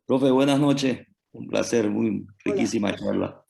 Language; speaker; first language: Spanish; native; Spanish